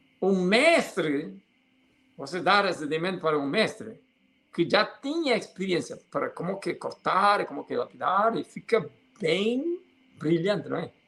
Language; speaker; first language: Portuguese; non-native, fluent; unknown